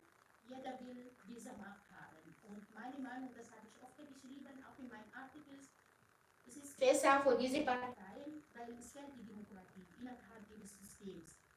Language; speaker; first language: German; non-native, fluent; Arabic